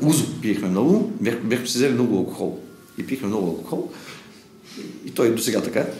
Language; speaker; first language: Bulgarian; native; Bulgarian